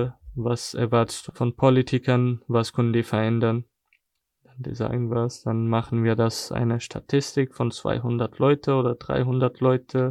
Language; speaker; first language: German; non-native, fluent; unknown